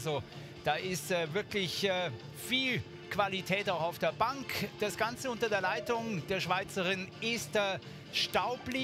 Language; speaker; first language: German; native; German